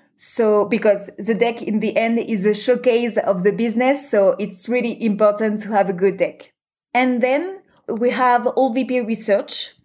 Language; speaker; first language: English; non-native, fluent; French